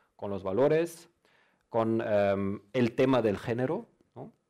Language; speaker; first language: Spanish; non-native, fluent; German